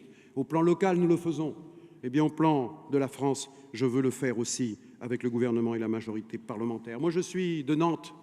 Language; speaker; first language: French; native; French